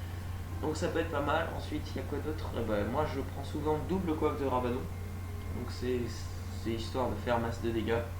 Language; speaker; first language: French; native; French